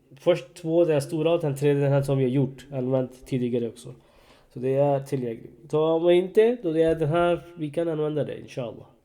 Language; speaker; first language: Swedish; non-native, learner; Urdu